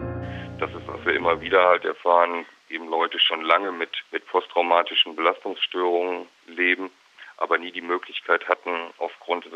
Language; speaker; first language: German; native; German